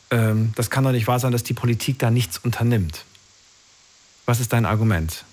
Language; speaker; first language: German; native; German